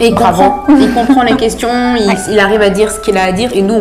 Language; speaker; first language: French; native; French